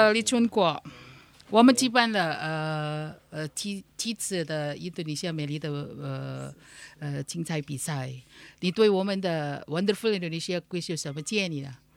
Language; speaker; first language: Chinese; non-native, learner; Indonesian